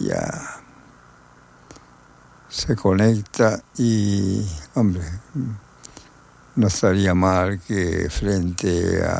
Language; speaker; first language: Spanish; native; Spanish